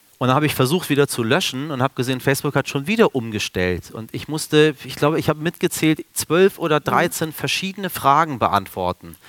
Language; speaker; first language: German; early bilingual, other home language; Persian